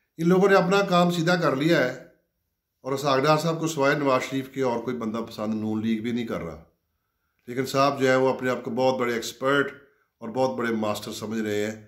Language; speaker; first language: Urdu; non-native, local second language; Punjabi